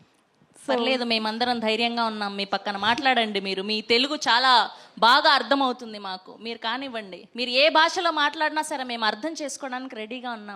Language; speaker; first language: Telugu; native; Telugu